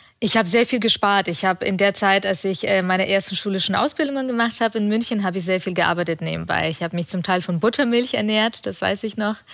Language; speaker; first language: German; early bilingual, other home language; Russian